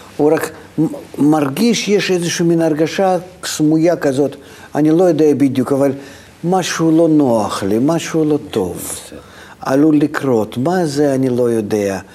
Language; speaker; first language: Hebrew; non-native, fluent; Russian